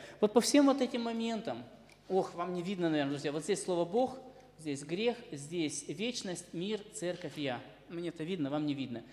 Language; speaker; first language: Russian; native; Russian